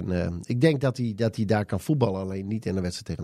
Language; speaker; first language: Dutch; native; Dutch